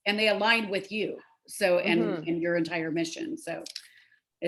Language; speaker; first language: English; native; English